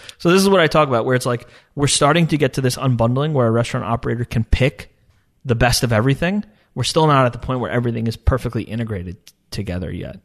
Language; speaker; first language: English; early bilingual, other home language; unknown